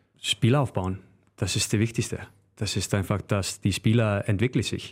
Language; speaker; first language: German; non-native, fluent; Icelandic